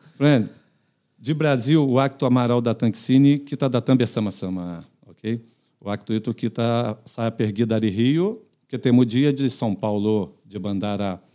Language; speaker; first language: Indonesian; non-native, fluent; Portuguese